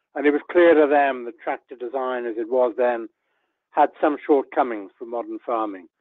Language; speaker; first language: English; native; English